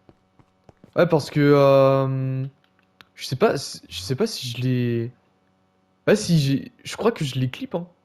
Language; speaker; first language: French; native; French